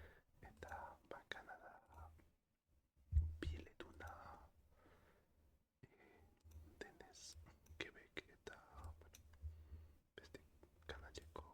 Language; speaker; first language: Basque; non-native, learner; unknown